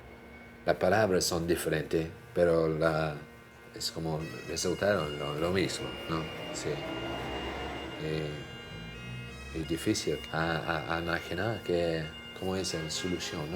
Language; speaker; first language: Spanish; non-native, fluent; English